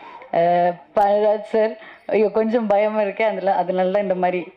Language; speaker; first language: Tamil; non-native, learner; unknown